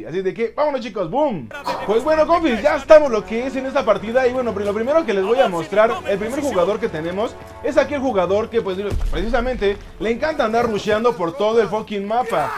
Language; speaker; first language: Spanish; native; Spanish